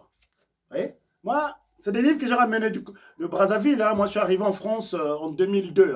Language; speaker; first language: French; non-native, local second language; Kongo